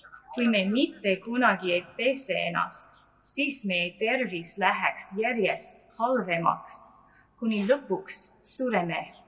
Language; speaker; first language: Estonian; non-native, fluent; English